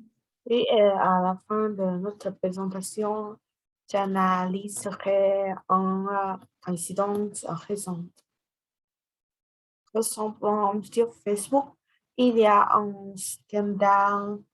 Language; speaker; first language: French; non-native, learner; Vietnamese